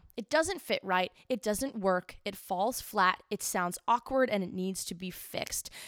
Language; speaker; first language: English; native; English